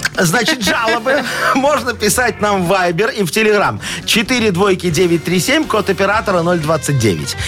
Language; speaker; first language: Russian; native; Russian